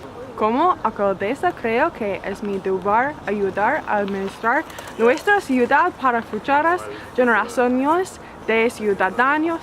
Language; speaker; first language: Spanish; non-native, fluent; English